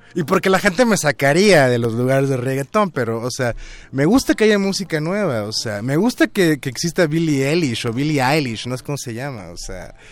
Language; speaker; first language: Spanish; native; Spanish